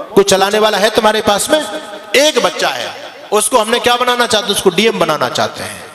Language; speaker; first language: Hindi; native; Hindi